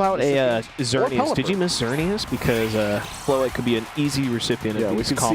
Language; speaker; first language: English; native; English